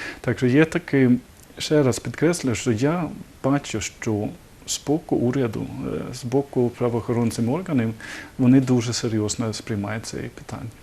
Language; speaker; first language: Ukrainian; non-native, learner; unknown